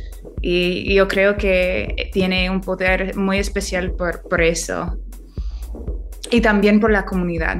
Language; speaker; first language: Spanish; non-native, fluent; English